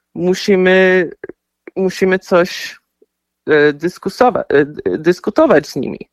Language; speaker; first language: Polish; early bilingual, heritage; Polish